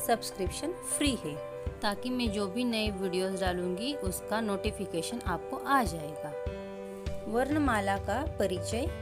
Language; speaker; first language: Hindi; non-native, local second language; Marathi